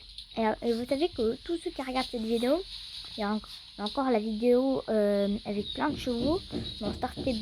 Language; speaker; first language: French; native; French